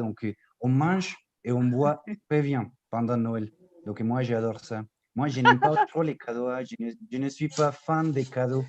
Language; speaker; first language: French; non-native, fluent; Spanish